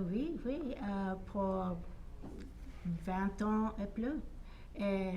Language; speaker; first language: French; non-native, learner; English